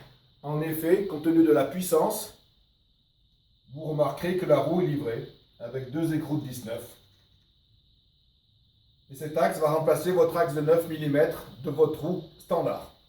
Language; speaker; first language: French; native; French